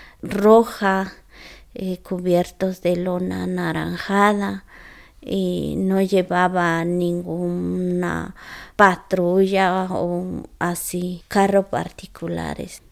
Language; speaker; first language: Spanish; non-native, local second language; Zapotec